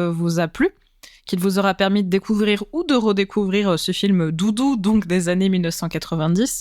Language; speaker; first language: French; native; French